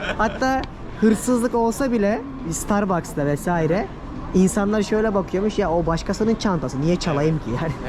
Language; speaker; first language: Turkish; native; Turkish